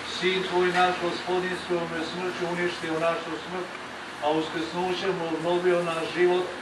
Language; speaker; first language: Croatian; native; Croatian